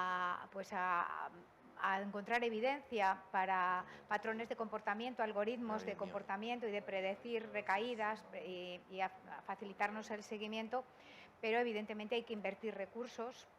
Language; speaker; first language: Spanish; native; Spanish